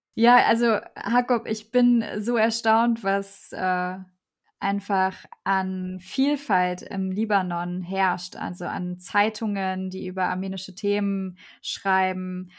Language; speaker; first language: German; native; German